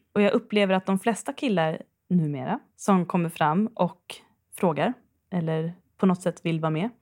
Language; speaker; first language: Swedish; native; Swedish